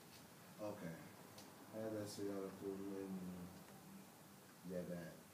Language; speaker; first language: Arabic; non-native, learner; English